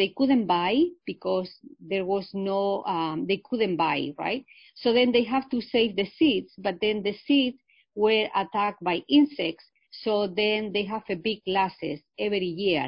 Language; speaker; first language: English; non-native, fluent; Spanish